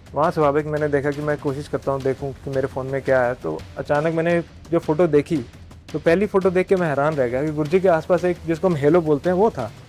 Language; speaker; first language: Hindi; native; Hindi